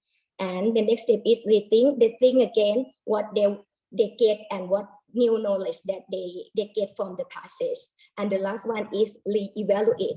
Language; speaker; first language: English; non-native, learner; Thai